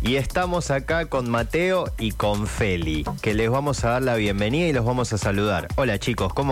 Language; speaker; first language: Spanish; native; Spanish